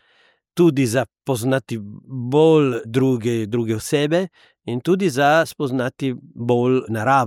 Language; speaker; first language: Slovenian; non-native, learner; Italian